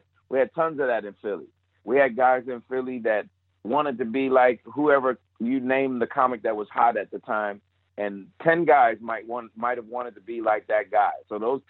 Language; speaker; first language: English; native; English